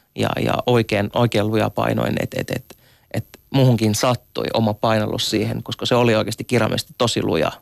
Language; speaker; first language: Finnish; early bilingual, other home language; Arabic